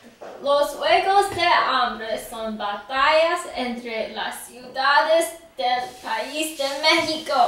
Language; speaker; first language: Spanish; non-native, learner; English